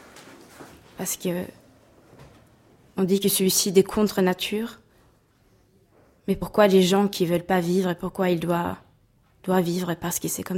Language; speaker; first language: French; non-native, fluent; Swedish